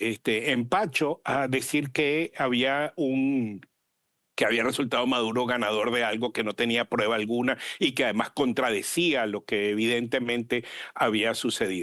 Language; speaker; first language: Spanish; native; Spanish